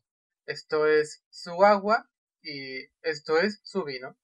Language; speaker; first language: Spanish; non-native, fluent; Russian